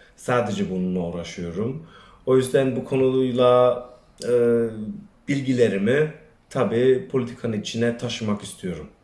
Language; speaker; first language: Turkish; early bilingual, other home language; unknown